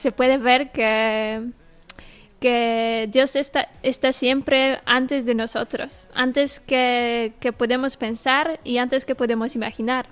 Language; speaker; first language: Spanish; non-native, learner; Polish